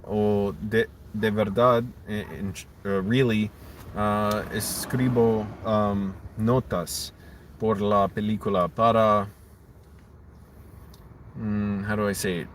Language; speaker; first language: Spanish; non-native, learner; English